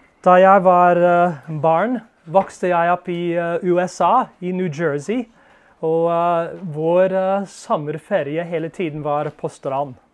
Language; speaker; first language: Norwegian; non-native, fluent; English